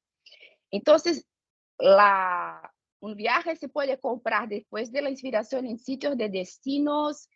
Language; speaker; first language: Spanish; non-native, fluent; Portuguese